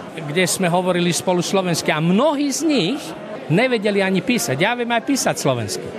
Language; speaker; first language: Slovak; native; Slovak